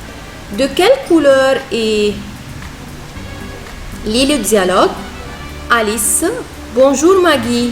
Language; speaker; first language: French; non-native, fluent; Arabic